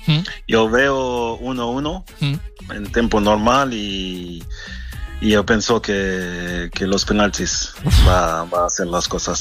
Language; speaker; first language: Spanish; non-native, fluent; French